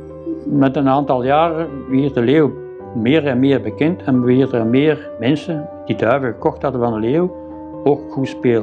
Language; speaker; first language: Dutch; native; Dutch